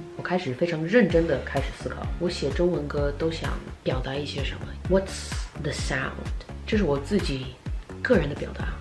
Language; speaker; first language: Chinese; early bilingual, heritage; Chinese